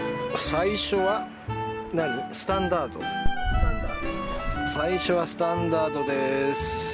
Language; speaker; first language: Japanese; native; Japanese